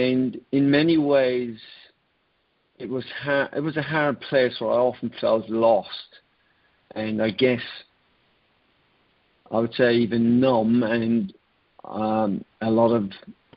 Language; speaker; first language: English; native; English